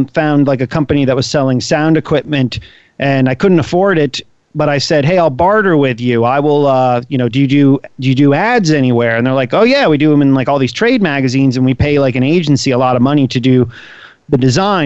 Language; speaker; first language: English; native; English